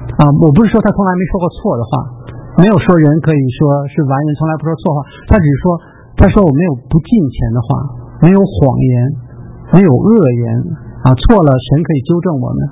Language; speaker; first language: Chinese; native; Chinese